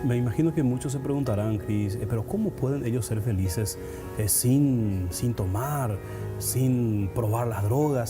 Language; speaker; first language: Spanish; native; Spanish